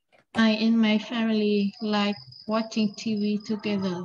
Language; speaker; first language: English; non-native, learner; Vietnamese